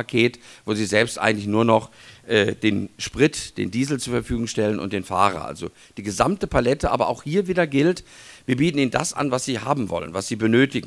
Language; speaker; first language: German; native; German